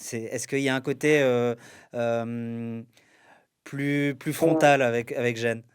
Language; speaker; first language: French; native; French